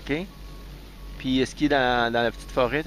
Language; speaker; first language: French; native; French